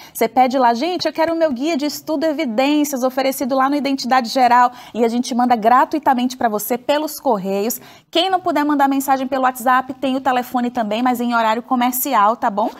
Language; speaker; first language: Portuguese; native; Portuguese